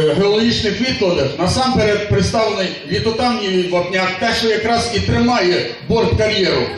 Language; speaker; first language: Ukrainian; native; Ukrainian